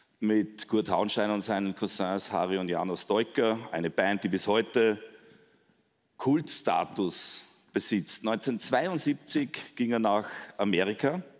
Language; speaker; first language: German; native; German